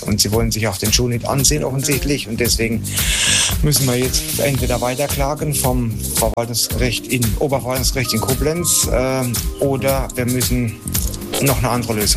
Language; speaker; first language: German; native; German